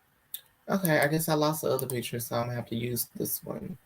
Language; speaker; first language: English; native; English